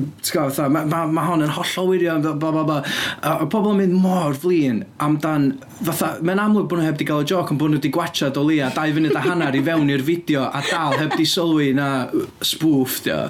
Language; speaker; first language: Welsh; native; Welsh